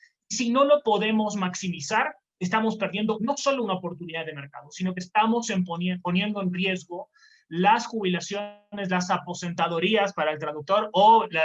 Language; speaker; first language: Spanish; native; Spanish